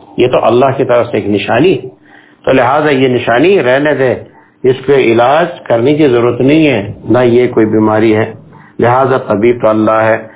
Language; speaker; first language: Urdu; non-native, local second language; Pashto